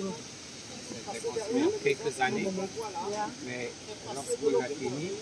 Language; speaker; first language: French; non-native, local second language; Arabic